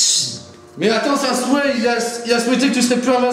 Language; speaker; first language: French; native; French